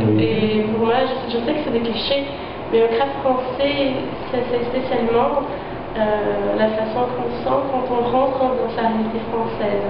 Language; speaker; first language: French; non-native, fluent; Portuguese